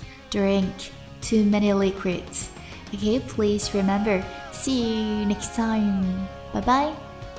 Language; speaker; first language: English; non-native, fluent; Chinese